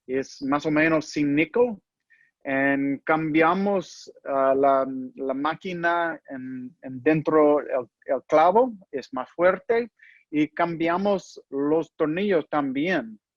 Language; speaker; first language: Spanish; non-native, learner; English